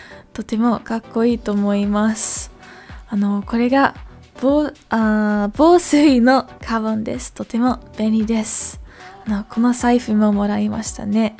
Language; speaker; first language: Japanese; non-native, learner; Dutch